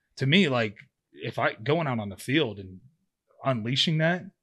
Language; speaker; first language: English; native; English